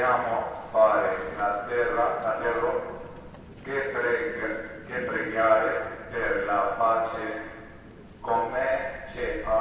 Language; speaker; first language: Italian; non-native, learner; Arabic